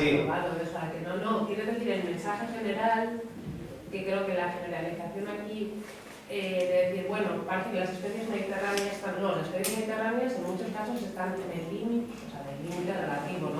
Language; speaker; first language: Spanish; native; Spanish